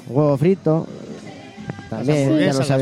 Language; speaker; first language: Spanish; native; Spanish